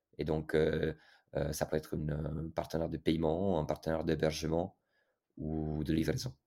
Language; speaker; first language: French; non-native, fluent; Italian